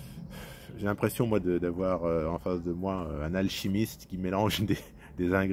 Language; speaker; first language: French; native; French